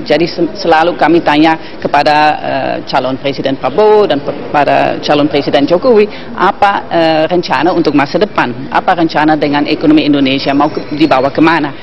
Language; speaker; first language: Indonesian; non-native, fluent; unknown